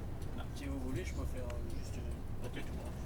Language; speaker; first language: French; native; French